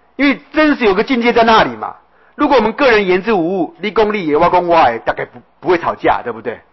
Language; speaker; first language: Chinese; native; Chinese